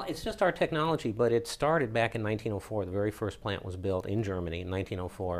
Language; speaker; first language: English; native; English